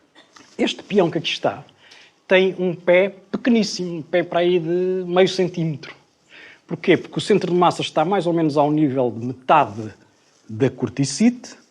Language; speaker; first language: Portuguese; native; Portuguese